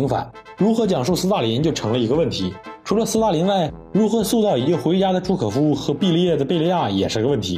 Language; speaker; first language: Chinese; native; Chinese